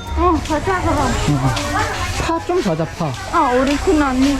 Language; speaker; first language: Korean; non-native, learner; Khmer